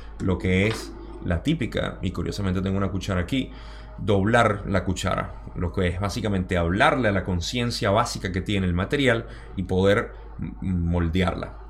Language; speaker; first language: Spanish; early bilingual, heritage; Spanish